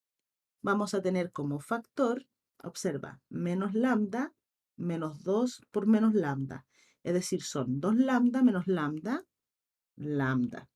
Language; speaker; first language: Spanish; native; Spanish